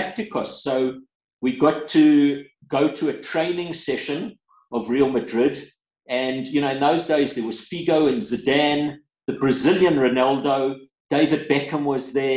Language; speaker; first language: English; native; English